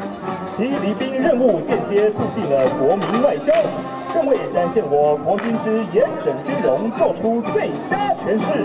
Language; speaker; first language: Chinese; native; Chinese